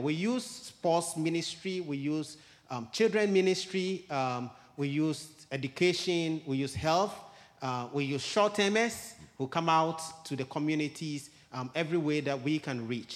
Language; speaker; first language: English; non-native, local second language; Ewe